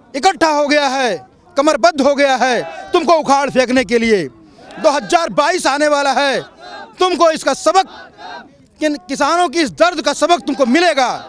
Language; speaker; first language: Hindi; native; Hindi